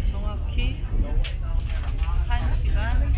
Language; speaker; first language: Korean; native; Korean